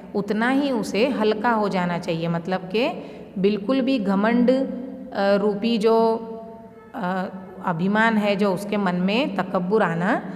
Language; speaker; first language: Urdu; non-native, local second language; Gujarati